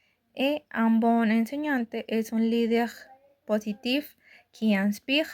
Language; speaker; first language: French; non-native, fluent; Spanish